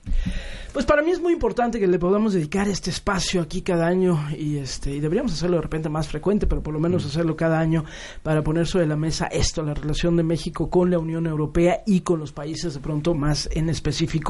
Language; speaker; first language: Spanish; native; Spanish